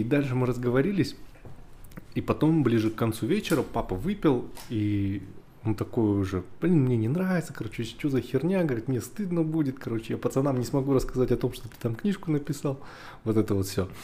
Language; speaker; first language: Russian; native; Russian